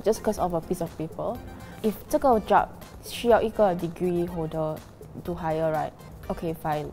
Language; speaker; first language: English; native; English